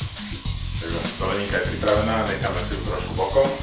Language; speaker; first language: Slovak; native; Slovak